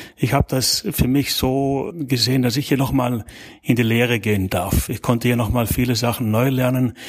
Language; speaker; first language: German; native; German